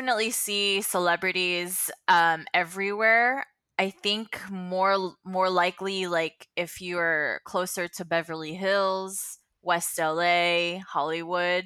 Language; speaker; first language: English; non-native, local second language; Filipino